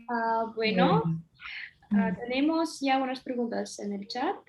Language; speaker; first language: Spanish; non-native, fluent; Russian